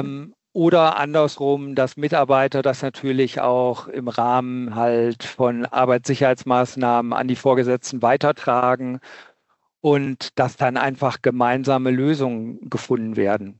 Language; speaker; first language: German; native; German